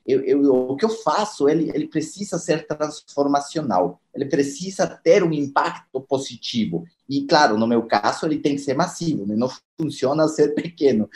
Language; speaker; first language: Portuguese; non-native, fluent; Spanish